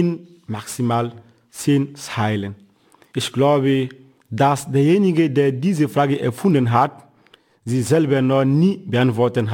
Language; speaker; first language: German; non-native, fluent; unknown